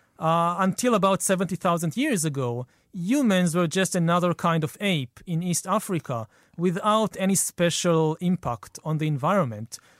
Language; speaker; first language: English; non-native, fluent; Hebrew